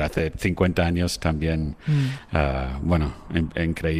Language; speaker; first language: Spanish; non-native, fluent; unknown